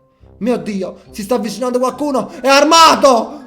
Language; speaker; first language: Italian; native; Italian